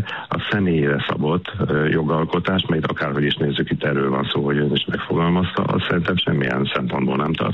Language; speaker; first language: Hungarian; native; Hungarian